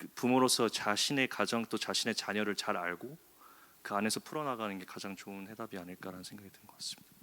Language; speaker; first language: Korean; early bilingual, heritage; Korean